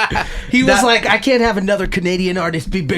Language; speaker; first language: English; native; English